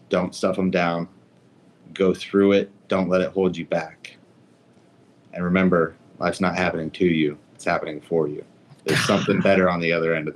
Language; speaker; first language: English; native; English